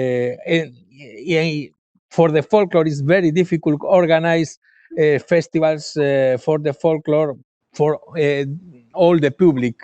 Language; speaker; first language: English; non-native, learner; Galician